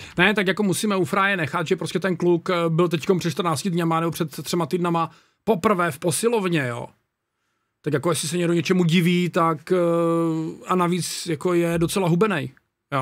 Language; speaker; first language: Czech; native; Czech